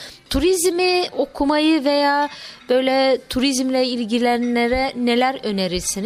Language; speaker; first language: Turkish; native; Turkish